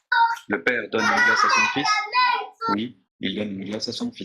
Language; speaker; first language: French; non-native, learner; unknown